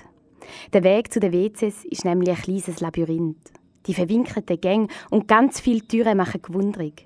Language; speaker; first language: German; native; German